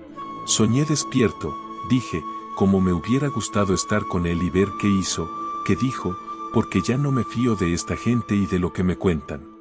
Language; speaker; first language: Spanish; native; Spanish